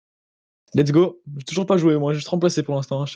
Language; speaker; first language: French; native; French